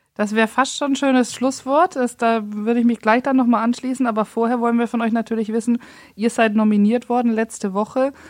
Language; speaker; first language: German; native; German